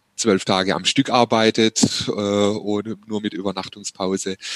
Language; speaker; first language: German; native; German